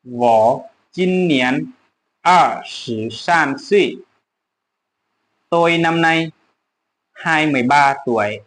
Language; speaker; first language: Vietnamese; non-native, learner; Lao